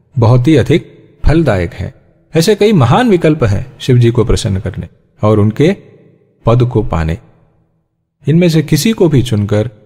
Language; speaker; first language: Hindi; native; Hindi